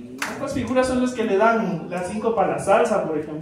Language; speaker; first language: Spanish; native; Spanish